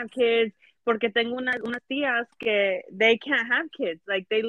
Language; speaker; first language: English; early bilingual, other home language; Spanish